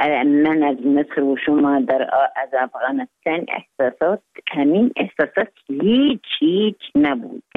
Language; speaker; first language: Persian; non-native, learner; Arabic